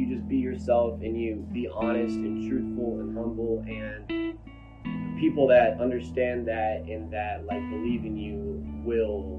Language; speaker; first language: English; native; English